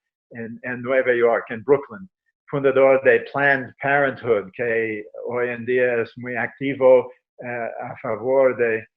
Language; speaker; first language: Spanish; non-native, fluent; English